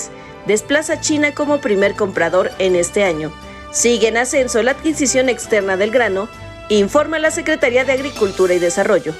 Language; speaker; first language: Spanish; native; Spanish